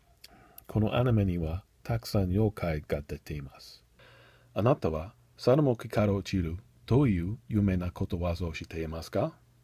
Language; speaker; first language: Japanese; non-native, learner; English